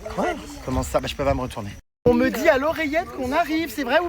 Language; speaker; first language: French; native; French